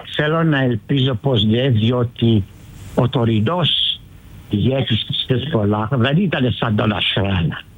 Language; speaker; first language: Greek; early bilingual, heritage; Greek